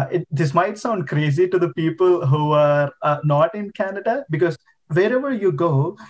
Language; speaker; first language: English; non-native, local second language; Telugu